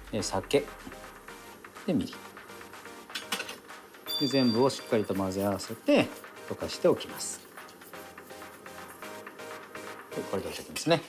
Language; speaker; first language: Japanese; native; Japanese